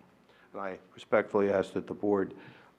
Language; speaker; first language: English; native; English